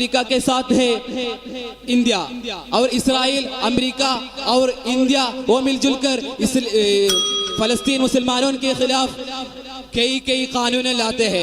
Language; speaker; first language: Hindi; non-native, local second language; Malayalam